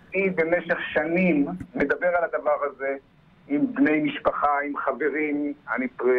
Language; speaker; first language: Hebrew; native; Hebrew